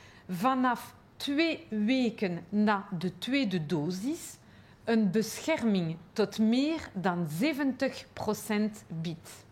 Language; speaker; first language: Dutch; non-native, local second language; French